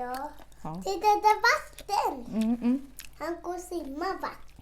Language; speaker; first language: Swedish; non-native, learner; Thai